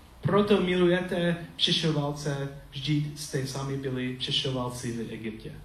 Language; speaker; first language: Czech; non-native, learner; English